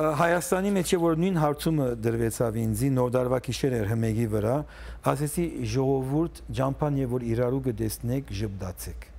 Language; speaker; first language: Armenian; early bilingual, heritage; Armenian